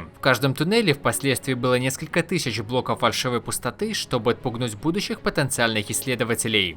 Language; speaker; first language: Russian; native; Russian